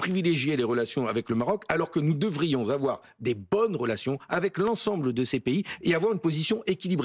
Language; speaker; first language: French; native; French